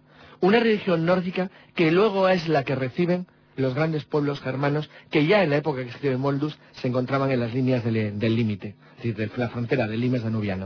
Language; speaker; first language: Spanish; native; Spanish